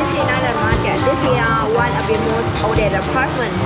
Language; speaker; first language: English; non-native, fluent; Vietnamese